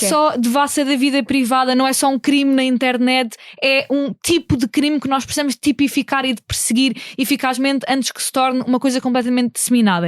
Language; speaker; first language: Portuguese; native; Portuguese